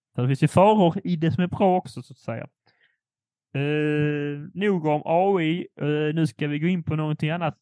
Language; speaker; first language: Swedish; early bilingual, other home language; Polish